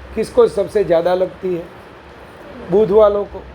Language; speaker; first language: Hindi; non-native, local second language; Gujarati